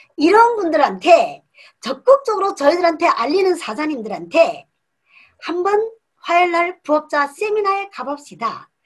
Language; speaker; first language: Korean; native; Korean